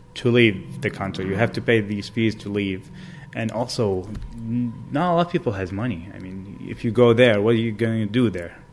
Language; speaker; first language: English; non-native, fluent; Arabic